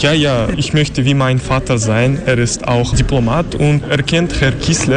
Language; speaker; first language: German; non-native, learner; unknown